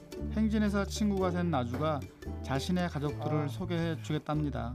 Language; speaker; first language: Korean; native; Korean